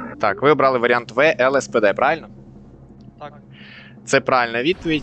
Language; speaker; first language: Ukrainian; native; Ukrainian